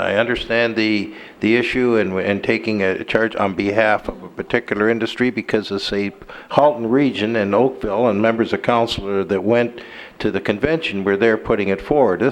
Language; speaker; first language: English; native; English